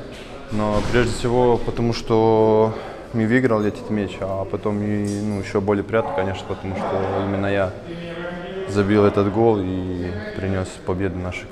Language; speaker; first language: Russian; non-native, fluent; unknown